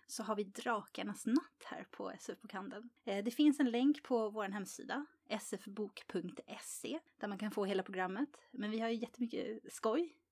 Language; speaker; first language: Swedish; native; Swedish